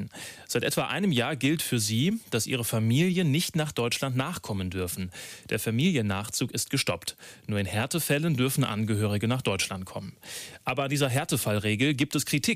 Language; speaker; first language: German; native; German